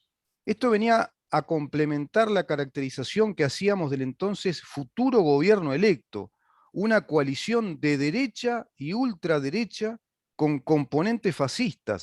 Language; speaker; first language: Spanish; native; Spanish